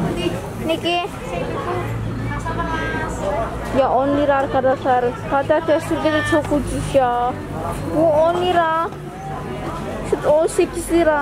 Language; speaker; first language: Turkish; non-native, learner; Javanese